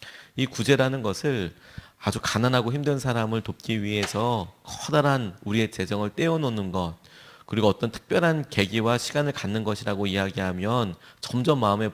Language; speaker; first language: Korean; native; Korean